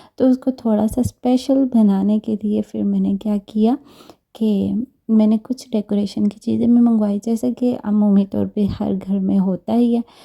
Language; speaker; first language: Urdu; native; Urdu